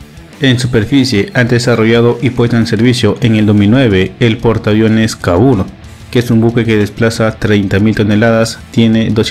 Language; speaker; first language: Spanish; native; Spanish